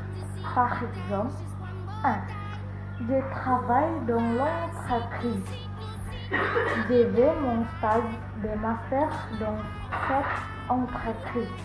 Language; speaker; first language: French; non-native, learner; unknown